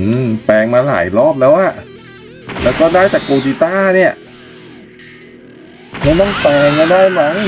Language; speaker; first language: Thai; native; Thai